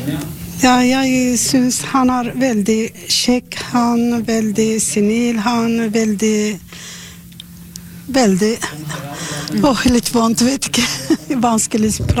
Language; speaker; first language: Norwegian; non-native, learner; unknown